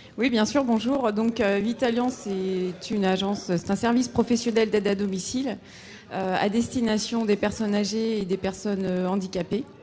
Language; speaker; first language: French; native; French